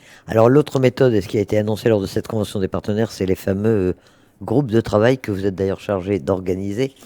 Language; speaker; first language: French; native; French